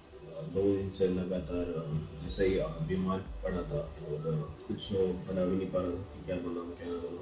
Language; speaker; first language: Hindi; native; Hindi